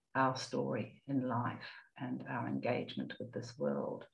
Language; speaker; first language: English; native; English